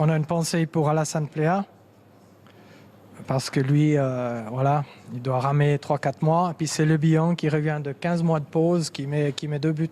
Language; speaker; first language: French; native; French